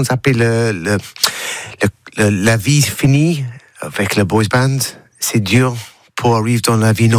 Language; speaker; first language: French; non-native, learner; English